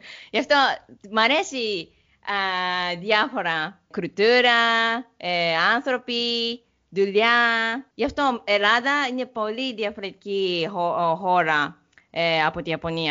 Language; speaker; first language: Greek; non-native, learner; Japanese